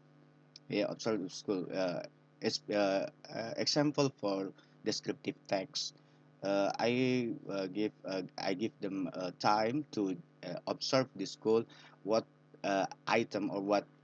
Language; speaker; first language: English; non-native, learner; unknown